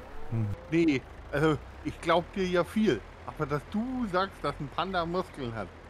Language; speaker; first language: German; native; German